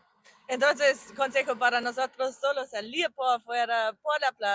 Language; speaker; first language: Spanish; non-native, learner; German